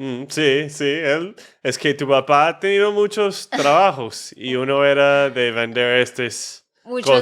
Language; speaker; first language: Spanish; non-native, fluent; English